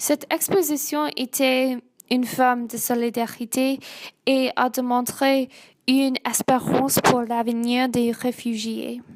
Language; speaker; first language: French; non-native, learner; English